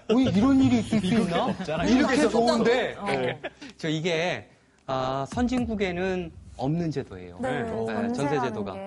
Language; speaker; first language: Korean; native; Korean